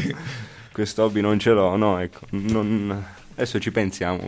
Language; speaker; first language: Italian; native; Italian